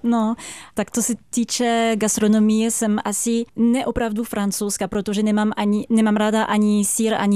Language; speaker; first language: Czech; non-native, fluent; French